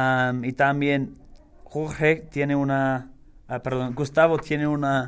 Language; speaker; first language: Spanish; non-native, learner; English